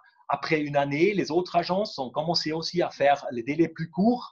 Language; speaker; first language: French; non-native, local second language; German